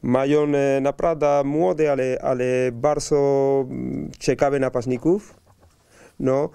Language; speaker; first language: Polish; non-native, learner; Spanish